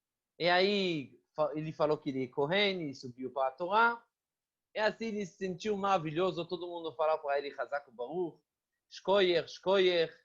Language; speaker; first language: Portuguese; non-native, fluent; Hebrew